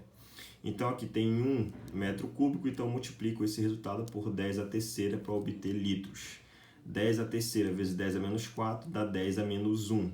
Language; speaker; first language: Portuguese; native; Portuguese